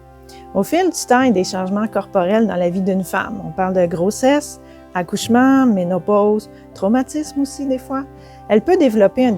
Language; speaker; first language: French; native; French